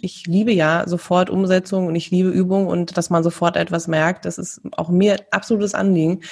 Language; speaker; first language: German; native; German